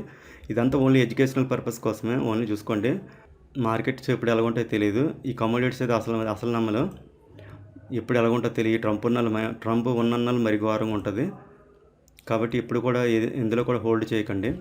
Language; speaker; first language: Telugu; native; Telugu